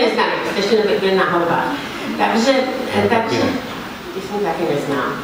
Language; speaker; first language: Czech; non-native, fluent; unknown